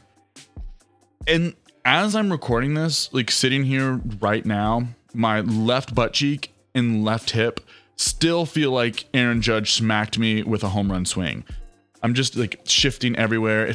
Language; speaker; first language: English; native; English